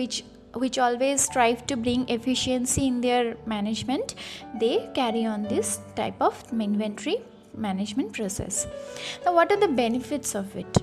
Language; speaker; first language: English; non-native, local second language; Bangla